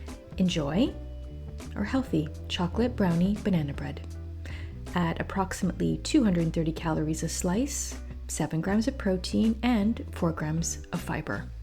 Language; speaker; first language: English; native; English